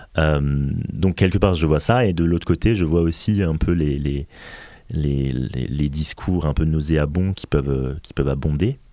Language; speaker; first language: French; native; French